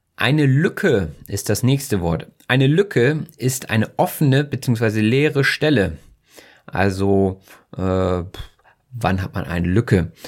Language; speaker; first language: German; native; German